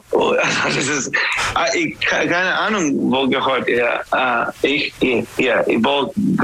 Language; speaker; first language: German; non-native, learner; English